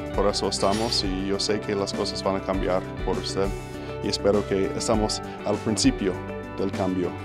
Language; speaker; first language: Spanish; non-native, fluent; English